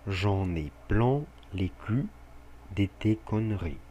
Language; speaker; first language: French; non-native, fluent; Portuguese